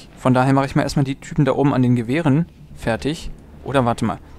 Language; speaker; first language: German; native; German